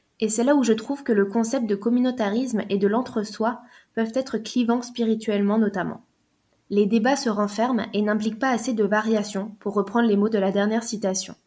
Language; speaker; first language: French; native; French